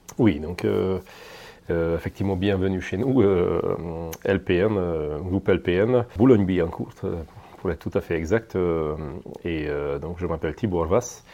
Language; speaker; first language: French; non-native, fluent; Hungarian